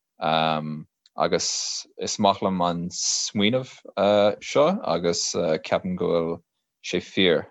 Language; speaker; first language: Irish; native; Irish